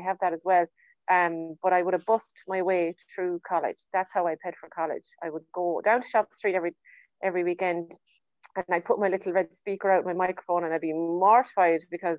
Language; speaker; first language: English; native; English